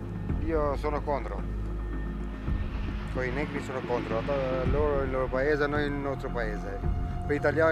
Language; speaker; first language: Italian; non-native, learner; Albanian